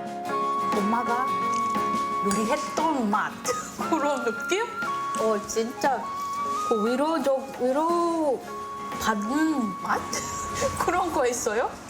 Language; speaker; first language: Korean; non-native, learner; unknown